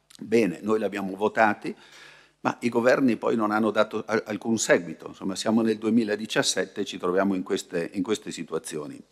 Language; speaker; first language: Italian; native; Italian